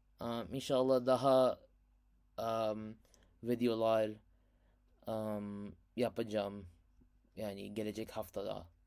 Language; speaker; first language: Turkish; non-native, learner; Urdu